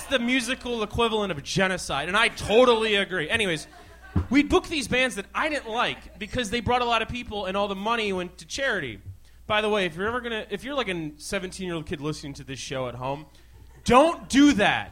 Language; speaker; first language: English; native; English